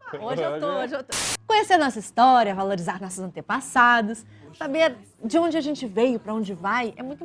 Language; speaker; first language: Portuguese; native; Portuguese